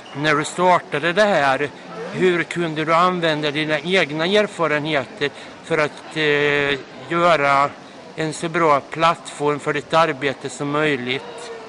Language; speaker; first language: Swedish; native; Swedish